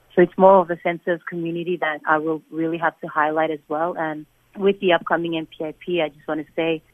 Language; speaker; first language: English; non-native, fluent; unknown